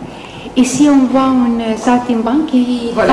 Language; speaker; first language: French; non-native, learner; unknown